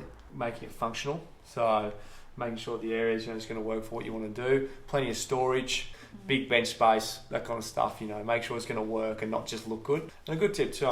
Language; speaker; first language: English; native; English